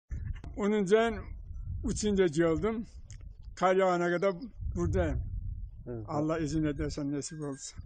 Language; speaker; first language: Turkish; native; Turkish